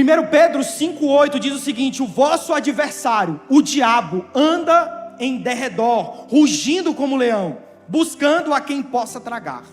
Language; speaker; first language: Portuguese; native; Portuguese